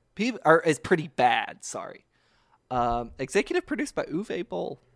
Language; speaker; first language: English; native; English